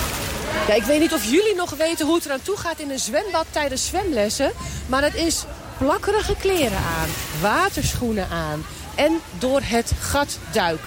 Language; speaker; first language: Dutch; native; Dutch